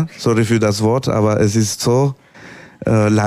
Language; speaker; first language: German; non-native, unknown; Spanish